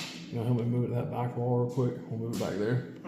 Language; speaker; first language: English; native; English